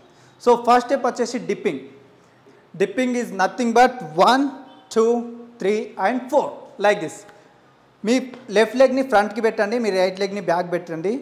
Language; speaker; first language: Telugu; native; Telugu